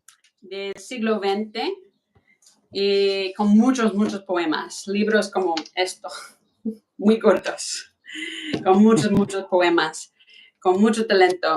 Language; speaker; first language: Spanish; non-native, fluent; English